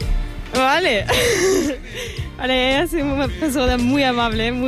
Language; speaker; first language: Spanish; non-native, learner; German